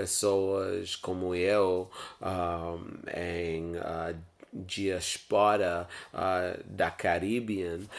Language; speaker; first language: Portuguese; non-native, learner; English